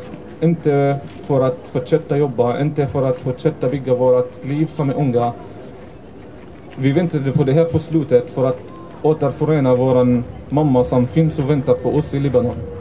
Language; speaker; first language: Swedish; non-native, fluent; Arabic